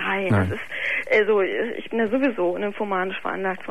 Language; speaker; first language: German; native; German